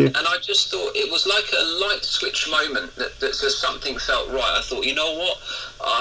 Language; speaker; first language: English; native; English